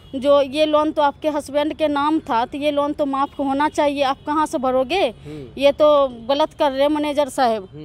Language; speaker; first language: Hindi; native; Hindi